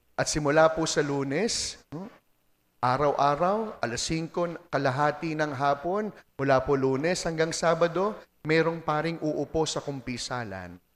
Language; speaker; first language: Filipino; native; Filipino